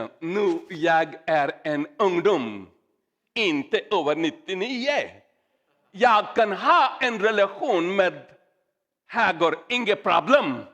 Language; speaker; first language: Swedish; non-native, learner; Urdu